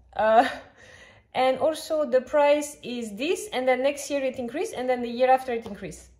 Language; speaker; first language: English; non-native, fluent; French